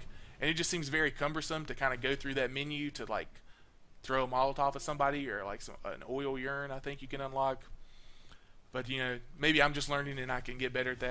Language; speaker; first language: English; native; English